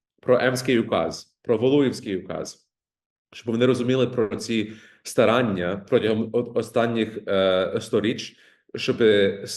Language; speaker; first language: Ukrainian; early bilingual, heritage; Ukrainian